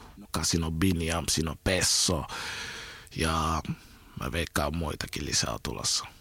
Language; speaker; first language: Finnish; early bilingual, other home language; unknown